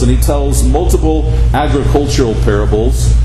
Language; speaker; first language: English; native; English